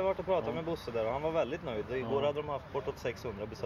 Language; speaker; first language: Swedish; native; Swedish